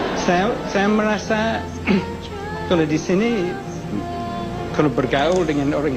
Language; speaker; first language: Indonesian; non-native, fluent; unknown